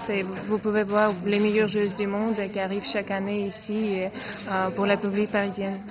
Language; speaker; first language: French; non-native, fluent; Russian